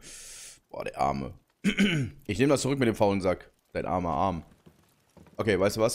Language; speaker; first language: German; native; German